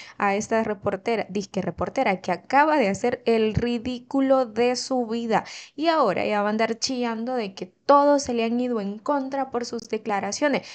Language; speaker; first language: Spanish; native; Spanish